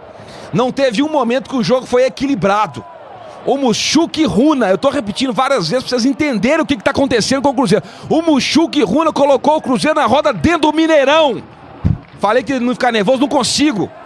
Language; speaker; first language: Portuguese; native; Portuguese